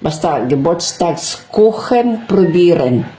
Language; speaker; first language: German; non-native, fluent; Cebuano